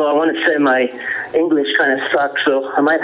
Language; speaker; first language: English; non-native, fluent; French